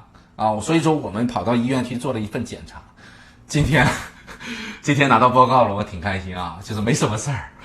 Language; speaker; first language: Chinese; native; Chinese